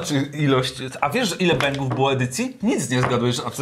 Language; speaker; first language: Polish; native; Polish